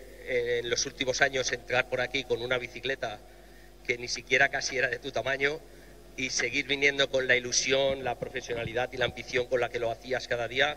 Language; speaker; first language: Spanish; native; Spanish